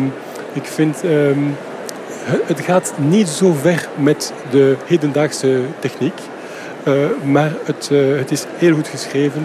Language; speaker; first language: Dutch; non-native, fluent; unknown